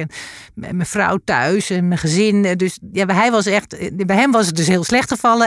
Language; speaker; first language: Dutch; native; Dutch